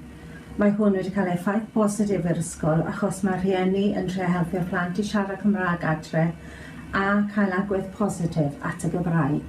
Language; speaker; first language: Welsh; non-native, local second language; English